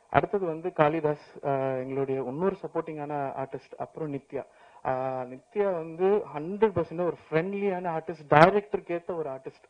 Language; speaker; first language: Tamil; native; Tamil